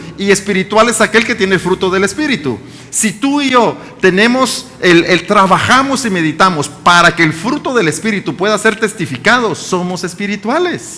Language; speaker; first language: Spanish; native; Spanish